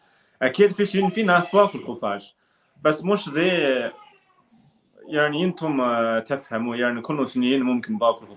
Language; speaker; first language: Arabic; non-native, learner; Chinese